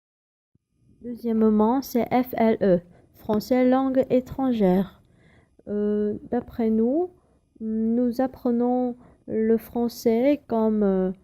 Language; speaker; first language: French; non-native, learner; Vietnamese